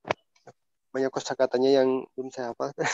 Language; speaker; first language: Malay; non-native, local second language; Sundanese